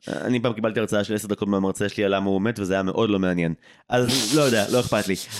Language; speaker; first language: Hebrew; native; Hebrew